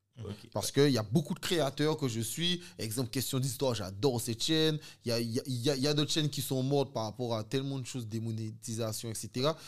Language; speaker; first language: French; native; French